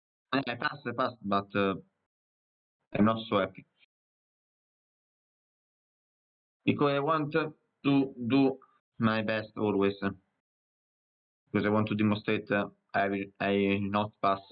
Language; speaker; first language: English; non-native, learner; Italian